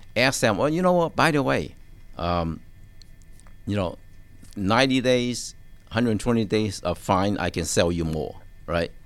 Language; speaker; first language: English; non-native, local second language; Cantonese